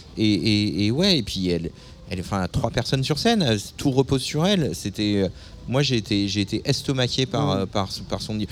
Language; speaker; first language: French; native; French